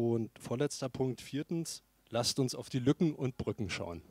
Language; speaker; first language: German; native; German